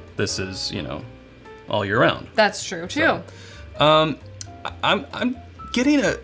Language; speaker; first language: English; native; English